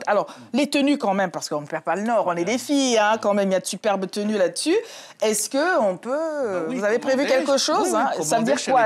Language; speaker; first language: French; native; French